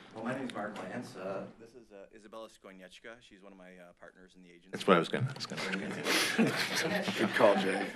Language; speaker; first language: English; native; English